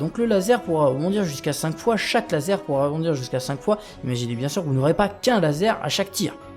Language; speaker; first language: French; native; French